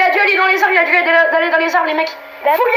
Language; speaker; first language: French; native; French